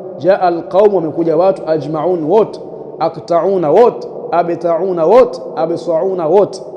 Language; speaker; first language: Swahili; native; Swahili